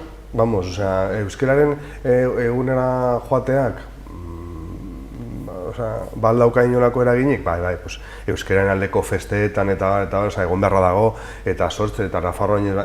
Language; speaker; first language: Basque; non-native, local second language; Spanish